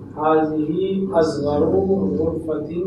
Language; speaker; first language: Arabic; non-native, learner; Urdu